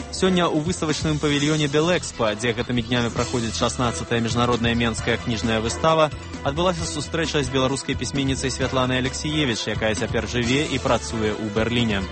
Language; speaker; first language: Belarusian; native; Belarusian